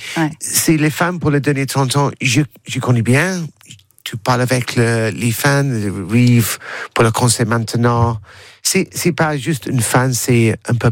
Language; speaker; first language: French; non-native, learner; English